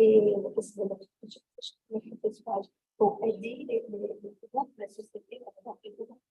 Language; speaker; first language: French; non-native, learner; Portuguese